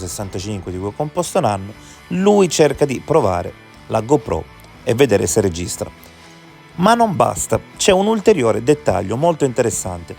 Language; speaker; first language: Italian; native; Italian